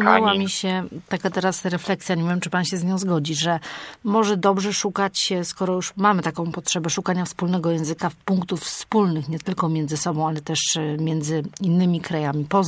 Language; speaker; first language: Polish; native; Polish